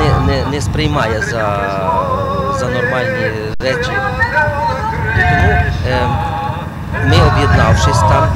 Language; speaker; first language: Ukrainian; native; Ukrainian